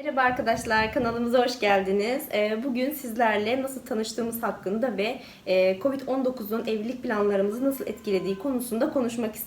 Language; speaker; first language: Turkish; native; Turkish